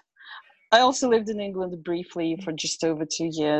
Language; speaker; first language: English; non-native, fluent; Russian